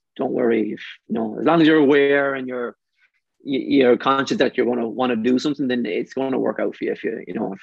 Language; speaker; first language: English; native; English